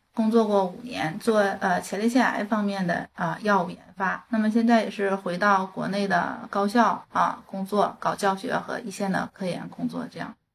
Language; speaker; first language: Chinese; native; Chinese